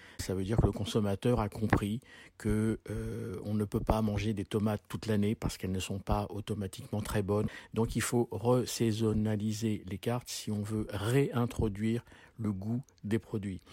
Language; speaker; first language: French; native; French